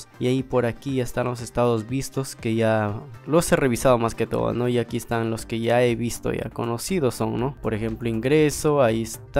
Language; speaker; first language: Spanish; native; Spanish